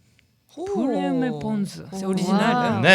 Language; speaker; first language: French; non-native, fluent; Japanese